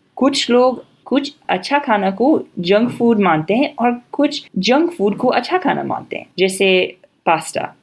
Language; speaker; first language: Hindi; non-native, fluent; English